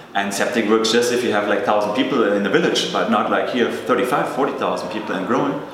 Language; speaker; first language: English; non-native, fluent; German